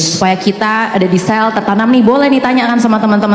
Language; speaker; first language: Indonesian; native; Indonesian